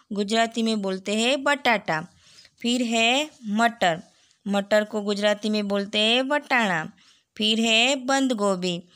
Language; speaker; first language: Hindi; non-native, local second language; Gujarati